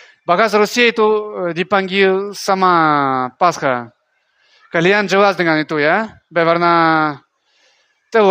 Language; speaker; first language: Indonesian; non-native, learner; Russian